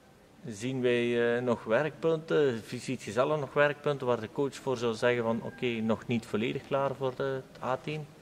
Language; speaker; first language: Dutch; native; Dutch